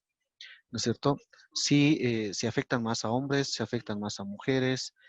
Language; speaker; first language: Spanish; native; Spanish